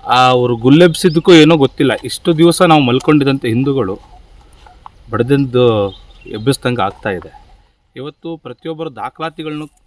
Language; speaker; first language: Kannada; native; Kannada